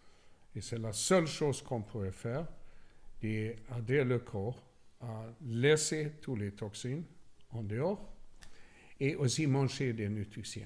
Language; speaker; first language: French; non-native, learner; Swedish